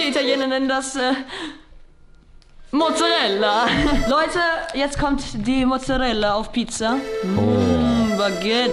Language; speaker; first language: German; native; German